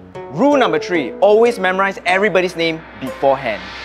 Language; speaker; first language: English; native; English